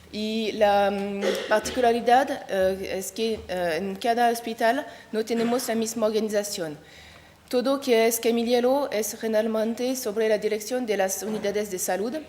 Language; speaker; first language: Spanish; non-native, learner; French